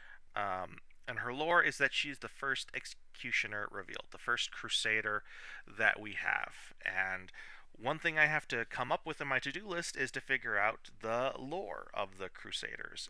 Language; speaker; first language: English; native; English